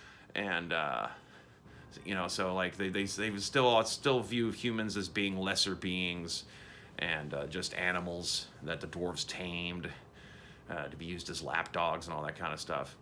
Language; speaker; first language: English; native; English